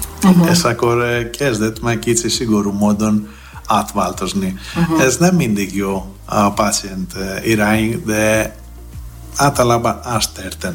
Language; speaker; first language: Hungarian; non-native, fluent; Greek